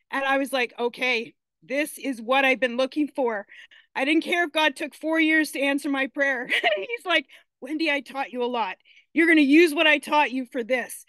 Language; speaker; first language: English; native; English